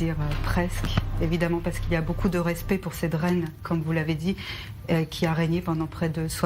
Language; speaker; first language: French; native; French